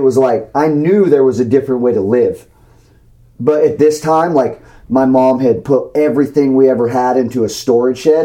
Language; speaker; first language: English; native; English